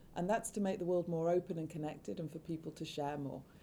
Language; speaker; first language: English; native; English